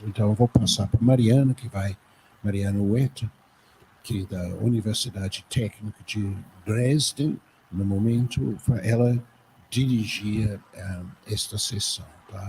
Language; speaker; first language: Portuguese; non-native, fluent; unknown